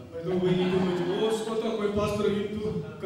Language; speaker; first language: Russian; non-native, learner; Korean